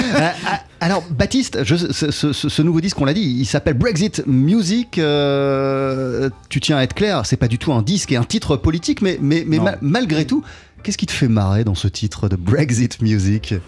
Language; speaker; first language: French; native; French